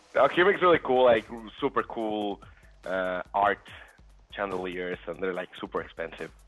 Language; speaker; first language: English; non-native, fluent; Spanish